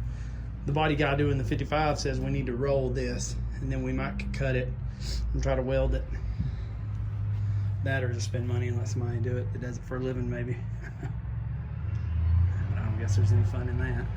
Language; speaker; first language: English; native; English